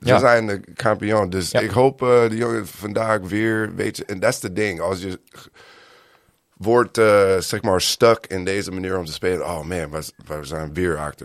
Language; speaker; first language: Dutch; non-native, learner; English